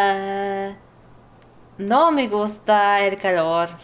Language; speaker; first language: Spanish; non-native, learner; English